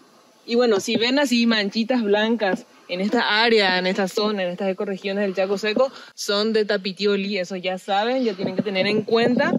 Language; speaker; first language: Spanish; native; Spanish